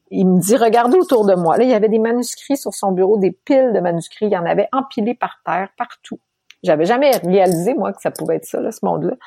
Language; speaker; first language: French; native; French